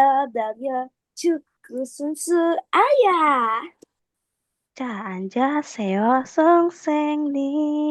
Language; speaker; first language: Korean; non-native, learner; Indonesian